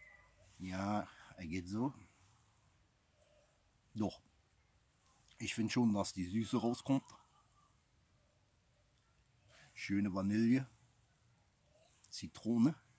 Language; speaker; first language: German; non-native, fluent; English